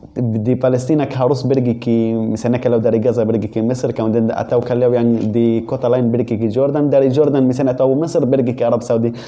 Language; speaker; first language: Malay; non-native, fluent; Arabic